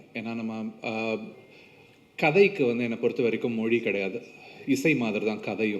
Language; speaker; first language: Tamil; native; Tamil